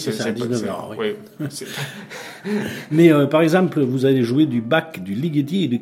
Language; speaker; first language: French; native; French